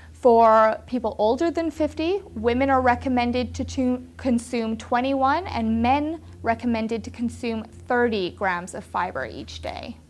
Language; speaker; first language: English; native; English